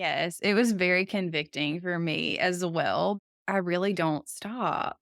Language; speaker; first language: English; native; English